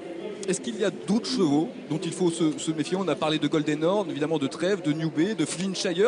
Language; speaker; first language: French; native; French